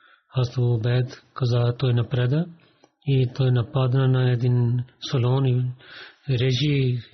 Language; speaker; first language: Bulgarian; non-native, learner; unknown